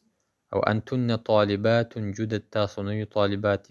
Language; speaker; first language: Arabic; non-native, fluent; Pashto